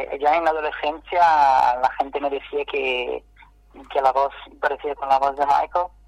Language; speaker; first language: Spanish; non-native, fluent; Portuguese